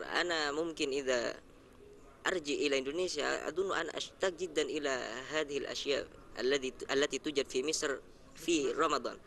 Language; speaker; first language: Arabic; non-native, fluent; Indonesian